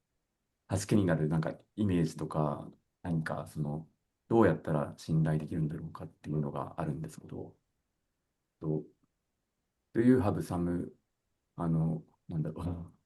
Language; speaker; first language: Japanese; native; Japanese